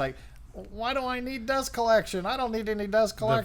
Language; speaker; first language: English; native; English